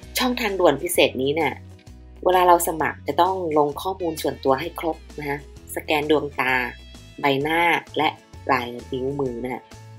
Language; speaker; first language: Thai; native; Thai